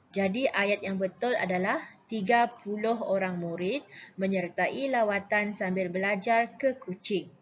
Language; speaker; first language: Malay; native; Malay